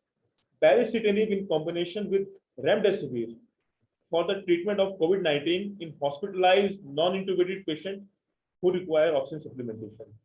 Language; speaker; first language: English; non-native, local second language; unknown